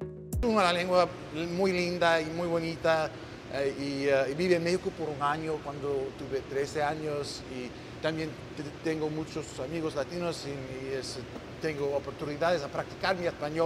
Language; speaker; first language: Spanish; non-native, learner; English